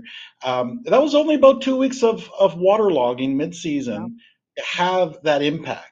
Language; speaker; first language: English; native; English